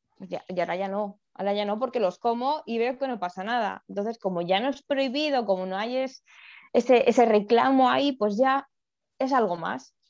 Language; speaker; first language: Spanish; native; Spanish